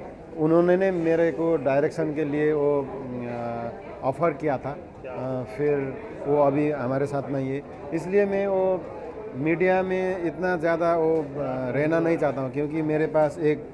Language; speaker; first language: Hindi; non-native, fluent; Nepali